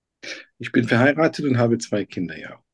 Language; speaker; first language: German; non-native, fluent; Turkish